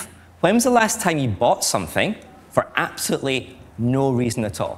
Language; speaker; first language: English; native; English